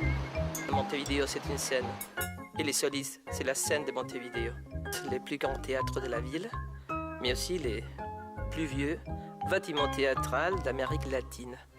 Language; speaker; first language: French; non-native, fluent; Spanish